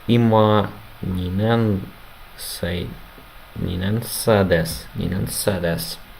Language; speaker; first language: Japanese; non-native, learner; Ukrainian